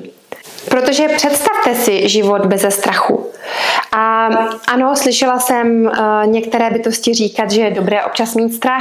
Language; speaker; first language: Czech; native; Czech